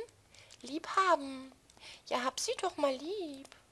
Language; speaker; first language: German; native; German